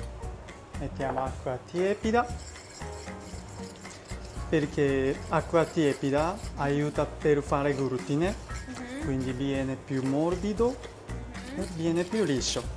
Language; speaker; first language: Italian; non-native, learner; Japanese